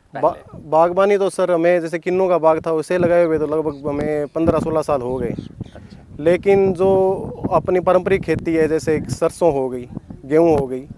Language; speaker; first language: Hindi; native; Hindi